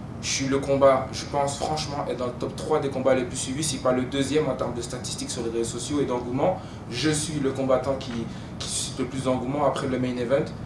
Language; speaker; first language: French; native; French